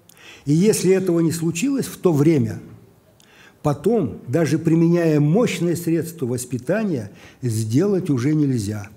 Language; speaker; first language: Russian; native; Russian